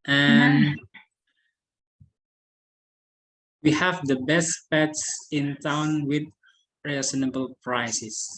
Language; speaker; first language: English; non-native, learner; Indonesian